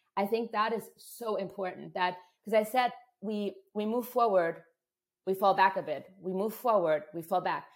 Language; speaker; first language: English; non-native, fluent; German